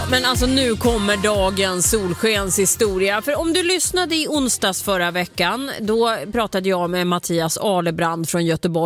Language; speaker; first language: Swedish; native; Swedish